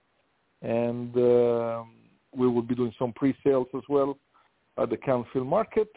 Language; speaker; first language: English; non-native, fluent; Italian